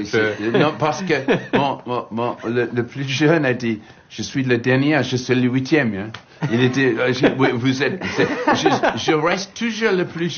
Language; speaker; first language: French; non-native, learner; English